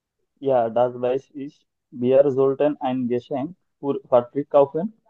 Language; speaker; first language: German; non-native, learner; Bangla